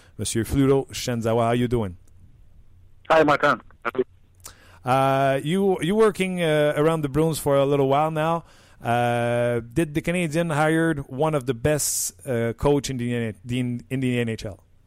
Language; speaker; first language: English; non-native, fluent; French